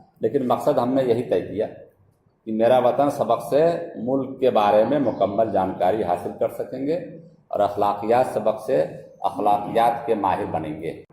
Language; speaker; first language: Urdu; native; Urdu